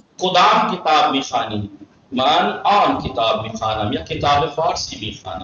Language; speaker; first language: Persian; non-native, fluent; Urdu